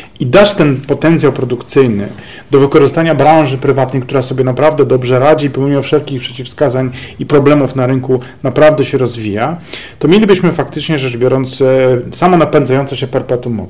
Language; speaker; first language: Polish; native; Polish